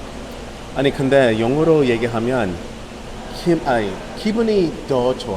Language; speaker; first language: Korean; non-native, learner; English